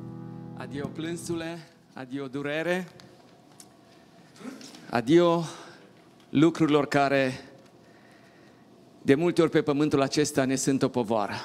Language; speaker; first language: Romanian; native; Romanian